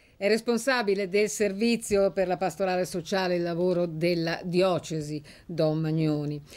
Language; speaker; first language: Italian; native; Italian